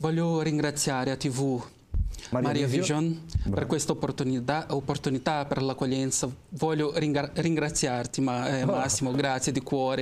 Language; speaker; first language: Italian; non-native, fluent; Portuguese